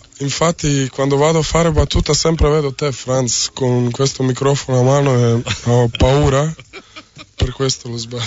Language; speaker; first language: Italian; non-native, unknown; Serbian